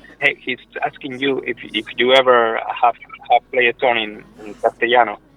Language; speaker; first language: English; non-native, learner; Spanish